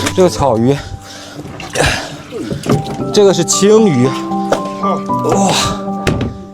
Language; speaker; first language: Chinese; native; Chinese